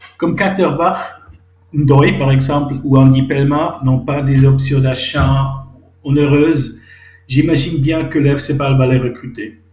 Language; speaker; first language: French; non-native, local second language; Swiss German